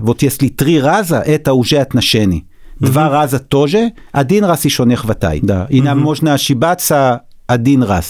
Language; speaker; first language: Russian; non-native, learner; Hebrew